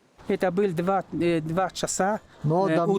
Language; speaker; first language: Russian; non-native, learner; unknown